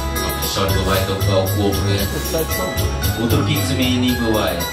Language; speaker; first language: Russian; non-native, learner; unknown